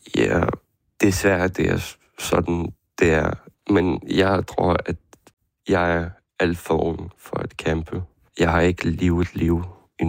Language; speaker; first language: Danish; early bilingual, other home language; Ukrainian